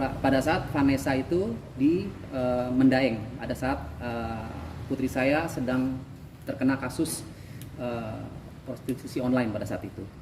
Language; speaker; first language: Indonesian; native; Indonesian